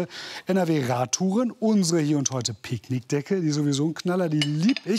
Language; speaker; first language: German; native; German